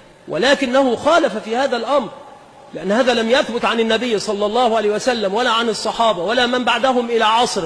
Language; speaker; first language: Arabic; native; Arabic